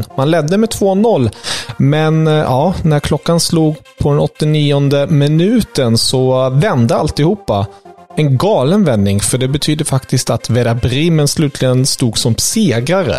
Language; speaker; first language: Swedish; native; Swedish